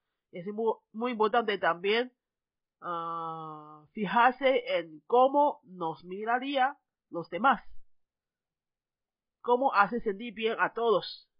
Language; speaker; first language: Spanish; non-native, fluent; Chinese